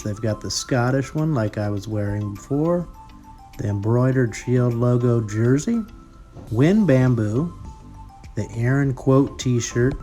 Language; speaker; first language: English; native; English